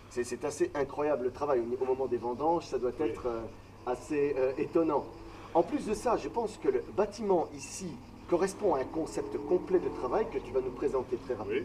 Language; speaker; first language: French; native; French